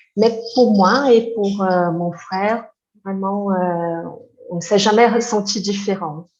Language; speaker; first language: French; non-native, fluent; Portuguese